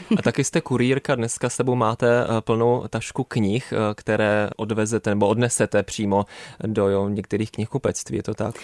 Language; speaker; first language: Czech; native; Czech